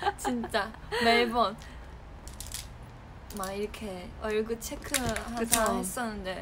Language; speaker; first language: Korean; non-native, fluent; Chinese